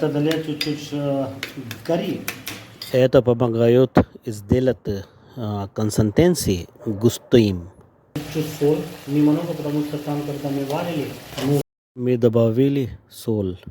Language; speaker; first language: Russian; non-native, learner; Hindi